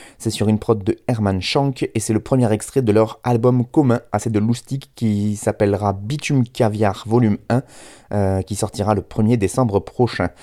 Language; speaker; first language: French; native; French